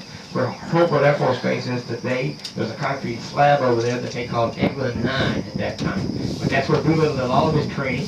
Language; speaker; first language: English; native; English